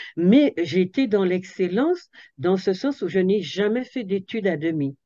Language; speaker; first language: French; native; French